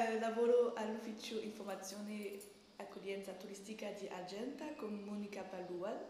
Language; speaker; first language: Italian; non-native, learner; French